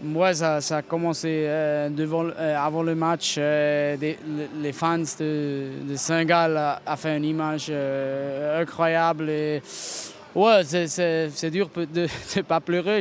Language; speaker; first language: French; non-native, local second language; German